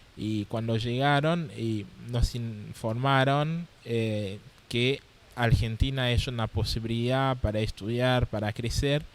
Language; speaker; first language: Spanish; non-native, fluent; Haitian Creole